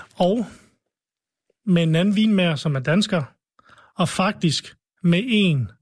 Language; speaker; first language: Danish; native; Danish